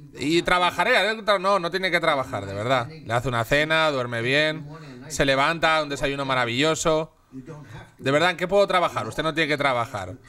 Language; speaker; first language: Spanish; native; Spanish